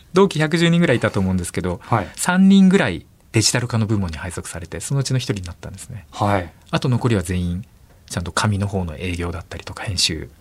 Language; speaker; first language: Japanese; native; Japanese